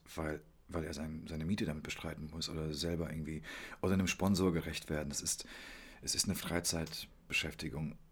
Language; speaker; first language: German; early bilingual, other home language; Polish